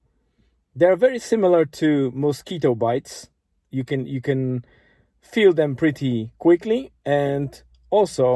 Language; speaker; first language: English; non-native, fluent; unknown